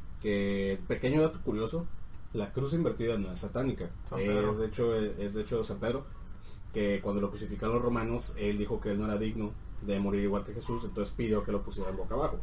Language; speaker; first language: Spanish; native; Spanish